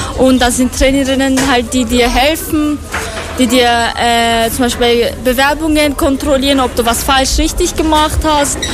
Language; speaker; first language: German; non-native, fluent; Persian